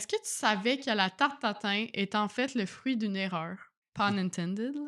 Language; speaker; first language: French; native; French